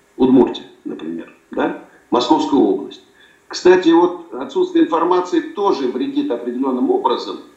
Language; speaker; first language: Russian; native; Russian